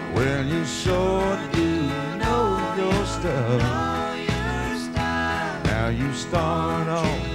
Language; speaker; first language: English; native; English